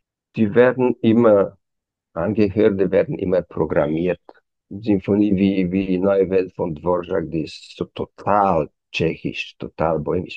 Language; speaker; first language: German; non-native, fluent; Romanian